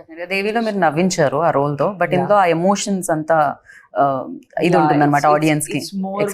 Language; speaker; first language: Telugu; native; Telugu